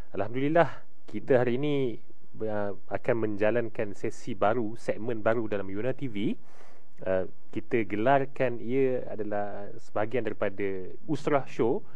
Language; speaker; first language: Malay; native; Malay